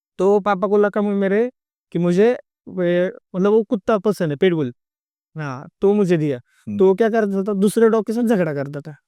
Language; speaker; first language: Hindi; non-native, local second language; Marathi